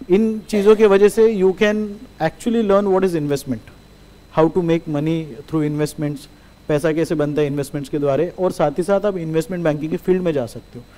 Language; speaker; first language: Hindi; non-native, local second language; Marathi